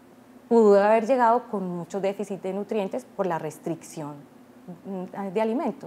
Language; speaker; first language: Spanish; native; Spanish